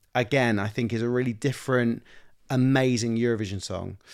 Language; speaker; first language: English; native; English